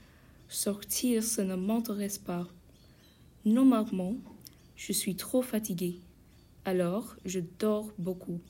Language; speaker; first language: French; non-native, learner; English